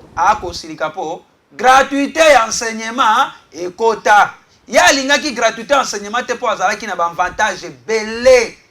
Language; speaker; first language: Lingala; native; Lingala